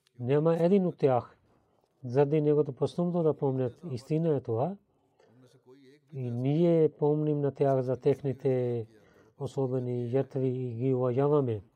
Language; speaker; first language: Bulgarian; non-native, learner; Urdu